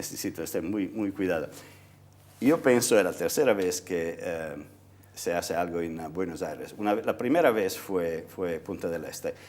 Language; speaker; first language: Spanish; non-native, fluent; Italian